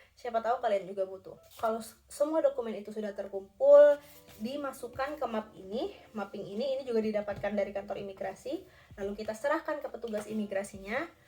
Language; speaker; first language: Indonesian; native; Indonesian